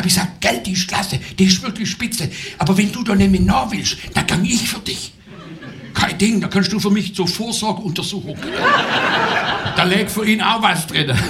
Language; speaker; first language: German; native; German